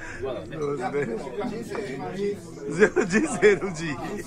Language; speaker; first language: Japanese; native; Japanese